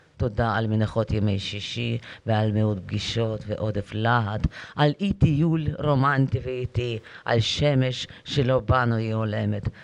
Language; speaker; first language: Hebrew; non-native, fluent; Russian